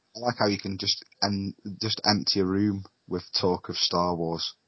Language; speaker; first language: English; native; English